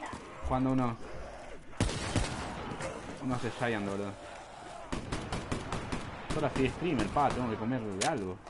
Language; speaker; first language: Spanish; native; Spanish